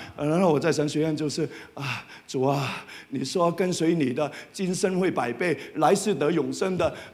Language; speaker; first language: Chinese; non-native, fluent; Cantonese